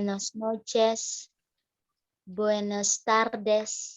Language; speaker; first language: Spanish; non-native, learner; Indonesian